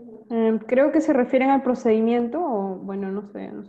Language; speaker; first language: Spanish; native; Spanish